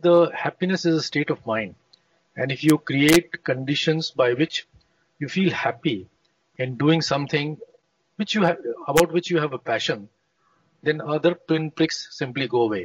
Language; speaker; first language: English; non-native, local second language; Hindi